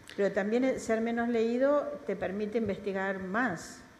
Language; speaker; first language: Spanish; native; Spanish